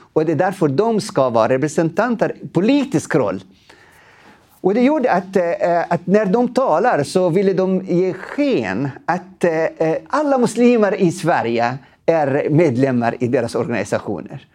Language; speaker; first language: Swedish; non-native, fluent; Arabic